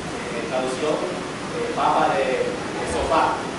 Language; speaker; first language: Spanish; non-native, fluent; English